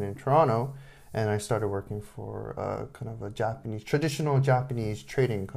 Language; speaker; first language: English; non-native, fluent; Japanese